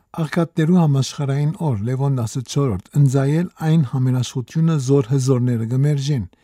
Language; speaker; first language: Armenian; early bilingual, heritage; Armenian